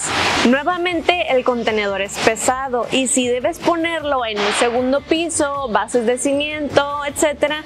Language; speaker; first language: Spanish; native; Spanish